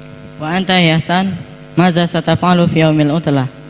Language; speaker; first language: Arabic; non-native, learner; Indonesian